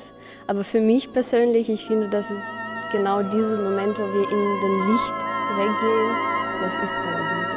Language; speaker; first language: German; non-native, fluent; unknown